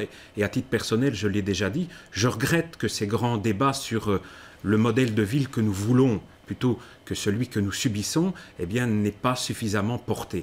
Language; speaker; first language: French; native; French